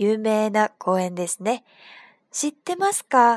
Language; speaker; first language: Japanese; non-native, fluent; Chinese